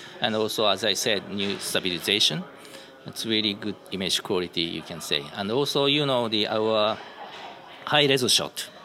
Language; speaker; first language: English; non-native, learner; Japanese